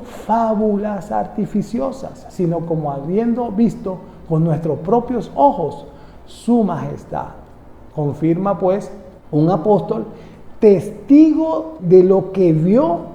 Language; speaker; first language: Spanish; native; Spanish